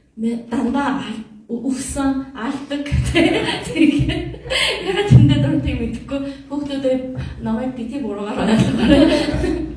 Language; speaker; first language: Mongolian; non-native, fluent; Korean